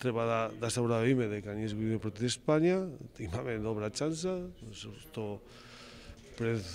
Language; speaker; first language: Macedonian; non-native, learner; Spanish